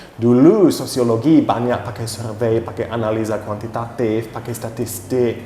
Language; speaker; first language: Indonesian; non-native, fluent; English